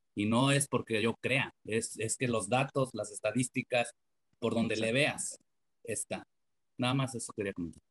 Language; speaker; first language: Spanish; native; Spanish